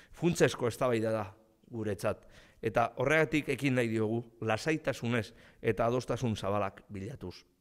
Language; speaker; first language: Basque; non-native, local second language; Spanish